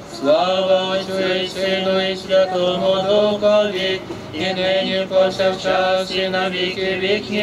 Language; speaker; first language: Ukrainian; native; Ukrainian